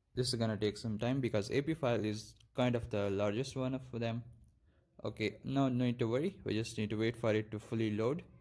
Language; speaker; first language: English; non-native, local second language; Urdu